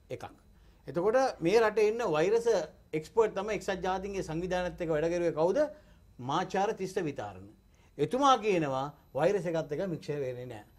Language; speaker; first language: Sinhala; non-native, local second language; Tamil